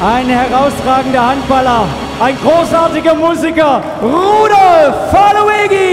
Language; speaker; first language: German; native; German